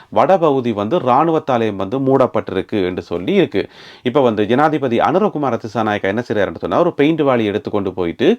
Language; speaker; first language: Tamil; native; Tamil